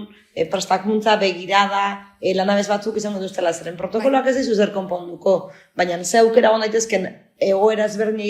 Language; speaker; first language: Basque; native; Basque